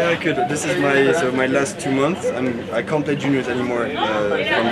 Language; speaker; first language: English; non-native, fluent; French